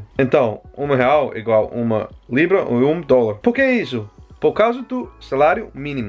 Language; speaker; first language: Portuguese; non-native, fluent; English